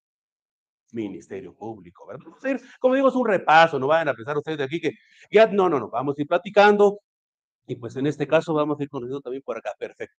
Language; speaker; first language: Spanish; native; Spanish